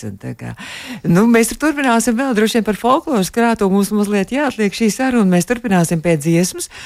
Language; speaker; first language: Latvian; native; Latvian